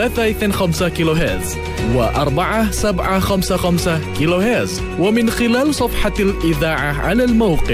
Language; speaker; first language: Arabic; non-native, fluent; Indonesian